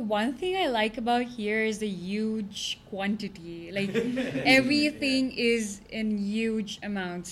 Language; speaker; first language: English; non-native, local second language; Gujarati